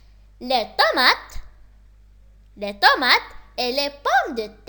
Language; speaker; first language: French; non-native, local second language; Arabic